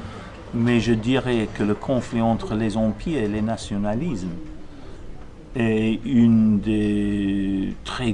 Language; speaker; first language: French; non-native, fluent; English